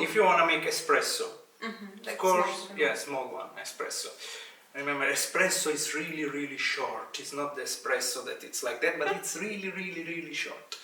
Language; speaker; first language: English; non-native, fluent; Italian